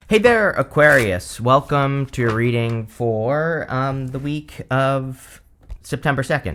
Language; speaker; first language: English; native; English